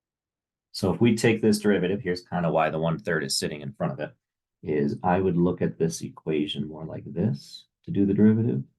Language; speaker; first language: English; native; English